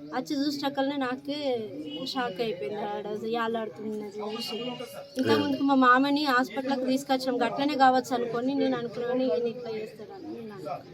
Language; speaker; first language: Telugu; native; Telugu